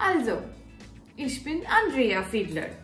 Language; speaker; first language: German; non-native, fluent; Gujarati